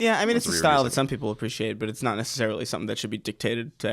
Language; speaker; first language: English; native; English